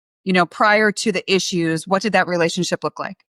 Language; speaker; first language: English; native; English